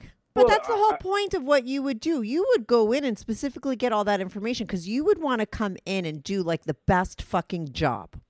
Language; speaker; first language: English; native; English